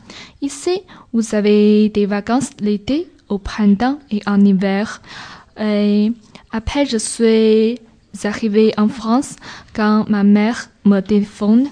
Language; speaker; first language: French; non-native, learner; Chinese